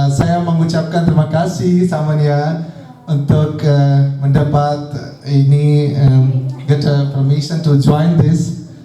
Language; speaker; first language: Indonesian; non-native, learner; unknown